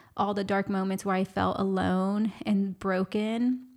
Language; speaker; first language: English; native; English